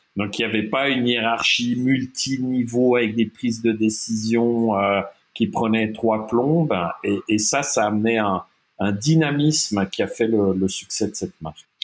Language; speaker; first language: French; non-native, local second language; German